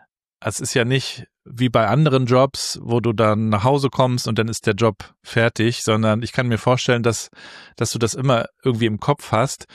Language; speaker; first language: German; native; German